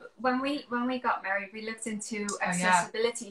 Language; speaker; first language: English; non-native, fluent; Dutch